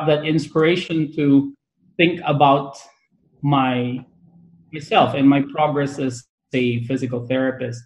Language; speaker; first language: English; non-native, local second language; Pangasinan